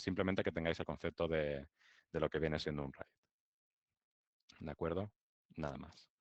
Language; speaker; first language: Spanish; native; Spanish